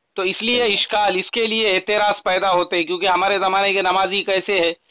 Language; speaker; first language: Hindi; non-native, local second language; Urdu